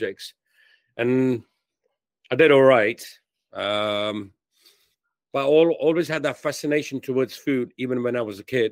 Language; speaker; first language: English; non-native, local second language; Hindi